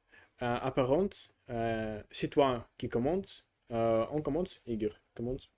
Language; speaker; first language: French; non-native, learner; Russian